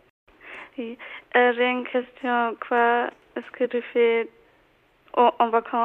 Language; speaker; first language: French; non-native, learner; German